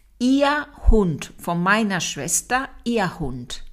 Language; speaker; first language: German; non-native, fluent; Spanish